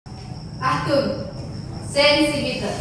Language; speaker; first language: German; non-native, fluent; Indonesian